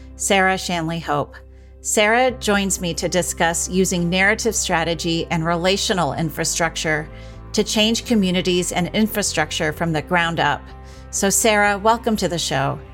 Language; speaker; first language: English; early bilingual, other home language; Hindi